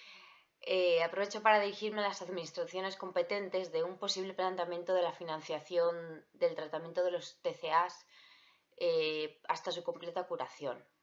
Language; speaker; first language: Spanish; native; Spanish